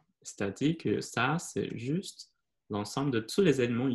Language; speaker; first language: French; non-native, fluent; Chinese